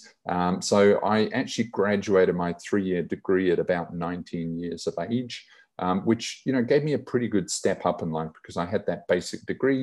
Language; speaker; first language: English; native; English